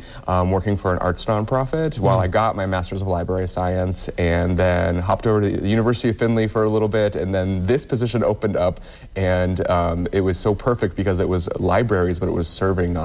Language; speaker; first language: English; native; English